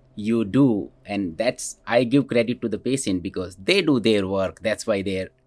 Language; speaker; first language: English; non-native, local second language; Hindi